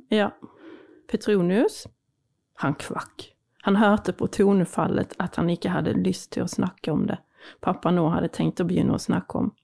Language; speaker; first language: Norwegian; native; Norwegian